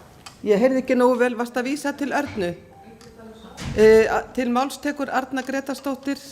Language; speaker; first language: Icelandic; native; Icelandic